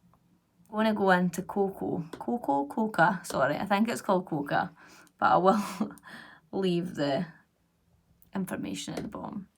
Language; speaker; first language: English; native; English